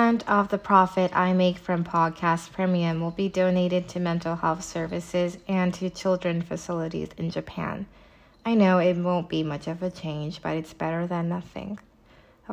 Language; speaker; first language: English; native; English